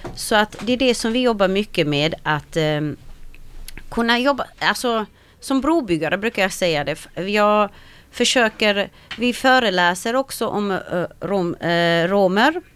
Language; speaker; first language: Swedish; early bilingual, other home language; Romany